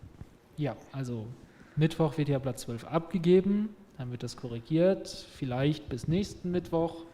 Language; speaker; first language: German; native; German